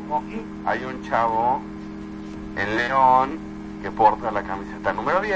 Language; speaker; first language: Spanish; native; Spanish